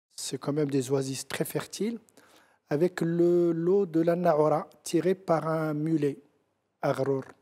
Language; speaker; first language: French; non-native, local second language; Central Atlas Tamazight